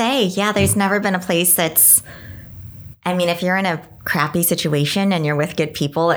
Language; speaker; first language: English; native; English